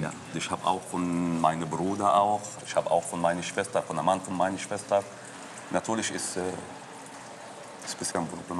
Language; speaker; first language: German; non-native, learner; Arabic